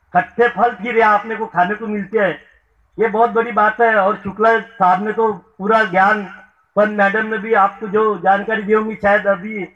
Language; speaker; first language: Hindi; native; Hindi